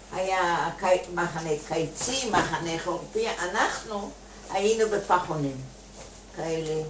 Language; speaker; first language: Hebrew; non-native, fluent; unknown